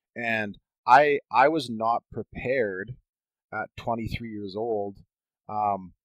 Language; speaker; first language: English; native; English